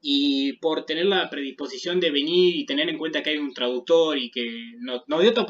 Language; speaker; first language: Spanish; native; Spanish